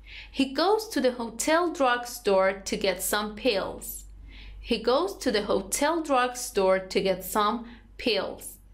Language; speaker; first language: English; non-native, fluent; Persian